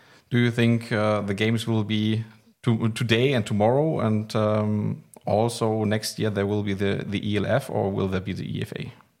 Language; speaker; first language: English; non-native, learner; German